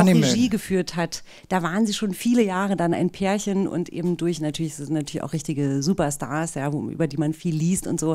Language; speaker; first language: German; native; German